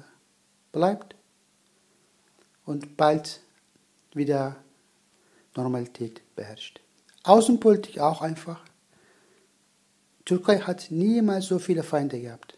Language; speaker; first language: German; non-native, learner; Turkish